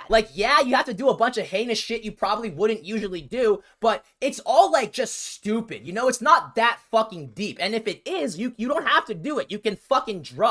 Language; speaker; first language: English; native; English